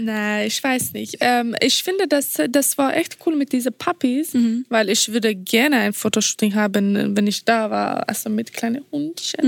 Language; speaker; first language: German; non-native, fluent; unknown